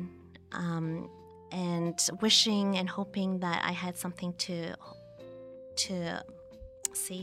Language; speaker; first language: English; native; English